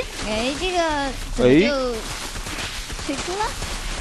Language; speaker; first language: Chinese; native; Chinese